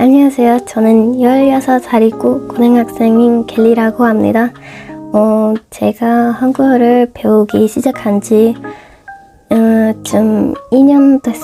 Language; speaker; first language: Korean; non-native, learner; English